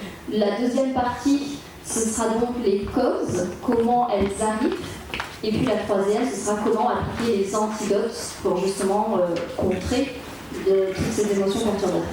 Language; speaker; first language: French; native; French